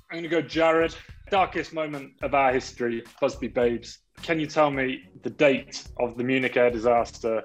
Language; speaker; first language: English; native; English